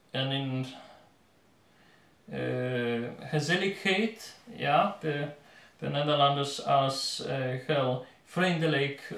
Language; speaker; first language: Dutch; non-native, learner; Polish